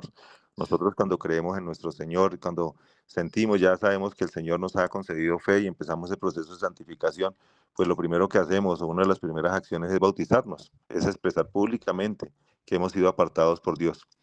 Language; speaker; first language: Spanish; native; Spanish